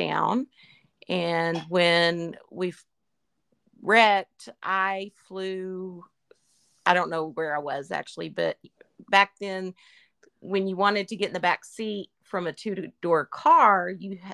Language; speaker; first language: English; native; English